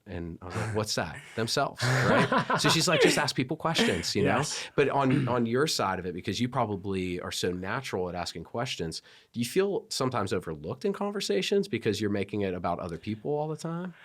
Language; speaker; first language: English; native; English